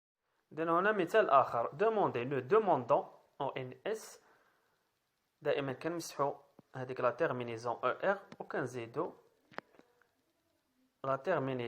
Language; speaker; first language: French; non-native, local second language; Arabic